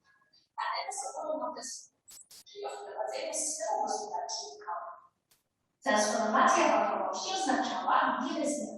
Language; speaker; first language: Polish; native; Polish